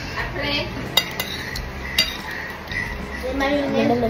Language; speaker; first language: French; non-native, learner; Filipino